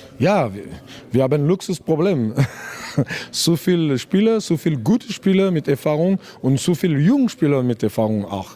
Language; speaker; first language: German; non-native, learner; French